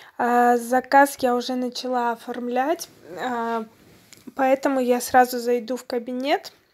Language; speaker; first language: Russian; non-native, local second language; Armenian